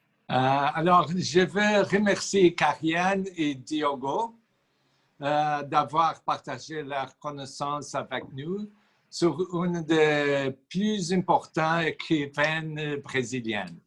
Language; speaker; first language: French; non-native, fluent; Portuguese